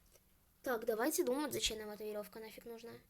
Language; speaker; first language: Russian; native; Russian